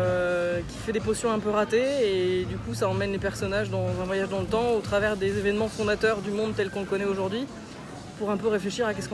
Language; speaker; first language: French; native; French